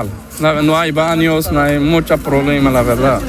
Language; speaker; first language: Spanish; non-native, learner; Arabic